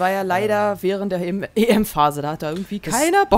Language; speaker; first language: German; native; German